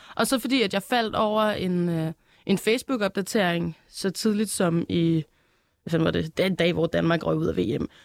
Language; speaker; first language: Danish; native; Danish